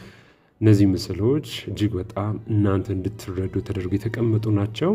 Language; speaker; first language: Amharic; native; Amharic